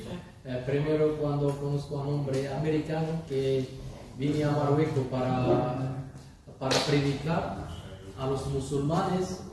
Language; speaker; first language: Spanish; non-native, learner; Arabic